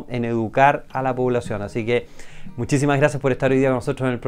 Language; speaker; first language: Spanish; native; Spanish